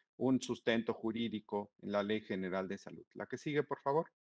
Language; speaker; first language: Spanish; native; Spanish